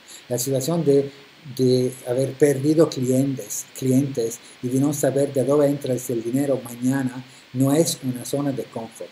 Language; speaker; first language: Spanish; non-native, fluent; Italian